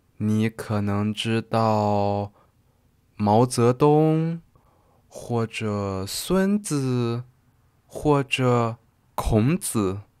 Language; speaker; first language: Chinese; native; Chinese